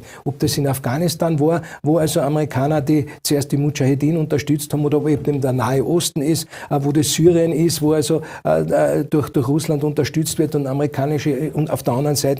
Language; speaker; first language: German; native; German